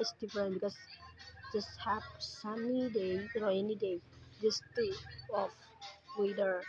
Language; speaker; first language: English; non-native, learner; Indonesian